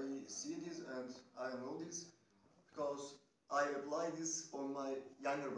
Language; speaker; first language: English; non-native, learner; Turkish